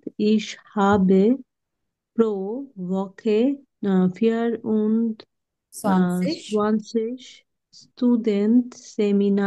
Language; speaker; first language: German; non-native, learner; Bangla